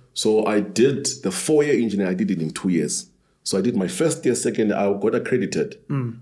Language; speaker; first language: English; non-native, local second language; Xhosa